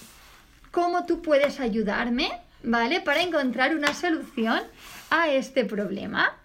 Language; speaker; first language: Spanish; native; Spanish